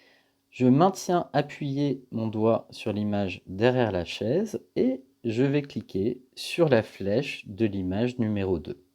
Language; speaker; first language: French; native; French